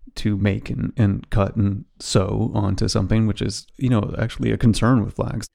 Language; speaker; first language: English; native; English